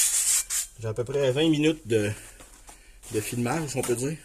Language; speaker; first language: French; native; French